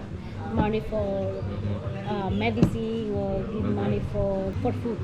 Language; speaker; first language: English; non-native, learner; Spanish